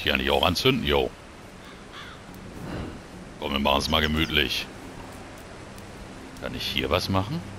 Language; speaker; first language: German; native; German